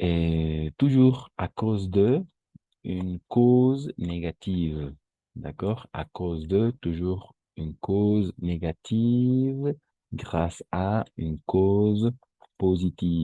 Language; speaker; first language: French; non-native, fluent; Spanish